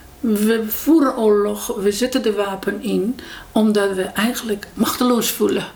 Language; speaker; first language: Dutch; non-native, fluent; Persian